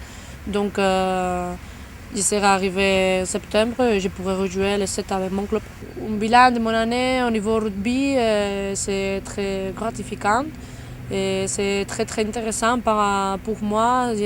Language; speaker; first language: French; non-native, fluent; Spanish